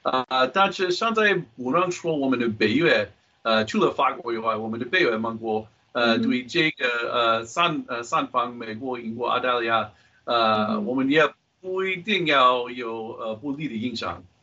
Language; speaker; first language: Chinese; non-native, fluent; English